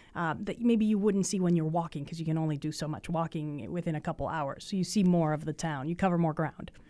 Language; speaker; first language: English; early bilingual, other home language; Spanish